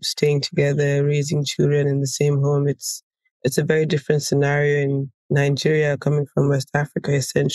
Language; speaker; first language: English; non-native, local second language; Yoruba